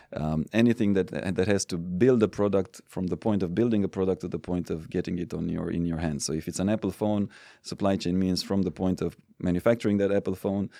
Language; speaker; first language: English; non-native, fluent; Romanian